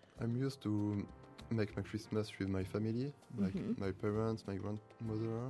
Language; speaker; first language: English; non-native, learner; French